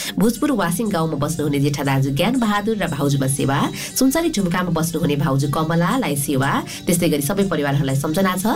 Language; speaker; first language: Nepali; native; Nepali